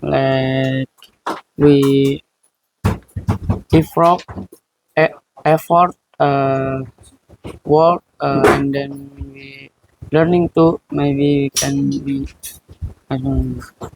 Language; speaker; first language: English; non-native, learner; Indonesian